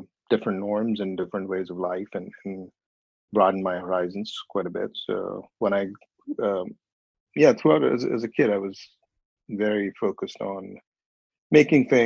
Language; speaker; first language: English; non-native, local second language; Hindi